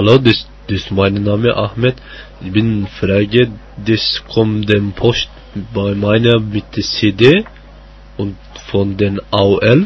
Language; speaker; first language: German; non-native, learner; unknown